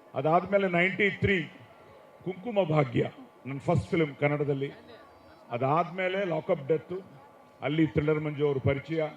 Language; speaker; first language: Kannada; non-native, local second language; Telugu